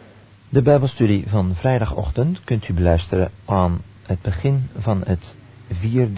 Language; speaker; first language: Dutch; native; Dutch